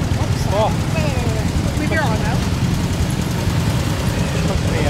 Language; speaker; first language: English; native; English